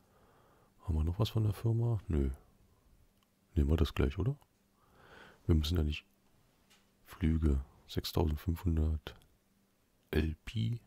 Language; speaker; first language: German; native; German